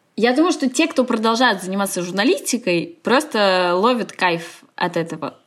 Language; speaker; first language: Russian; native; Russian